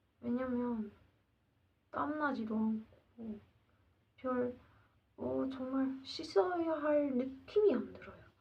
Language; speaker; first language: Korean; non-native, learner; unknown